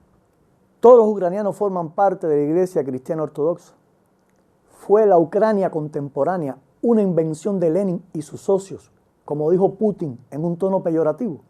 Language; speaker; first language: Spanish; native; Spanish